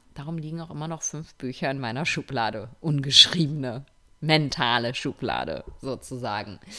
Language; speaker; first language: German; native; German